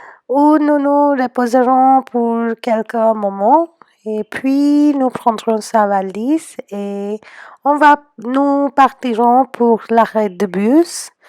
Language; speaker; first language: French; non-native, learner; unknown